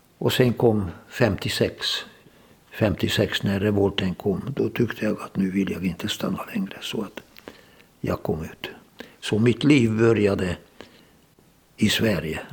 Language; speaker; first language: Swedish; non-native, fluent; Hungarian